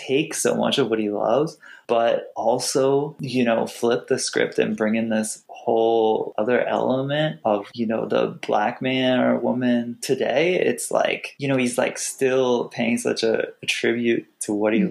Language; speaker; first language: English; native; English